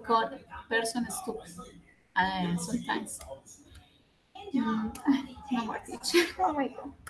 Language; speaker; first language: English; non-native, learner; Spanish